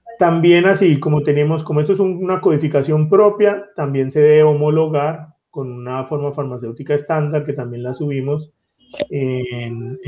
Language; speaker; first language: Spanish; native; Spanish